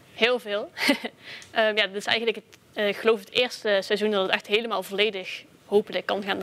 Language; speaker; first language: Dutch; native; Dutch